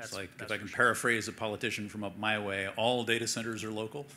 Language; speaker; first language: English; native; English